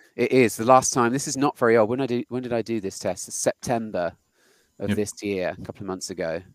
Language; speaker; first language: English; native; English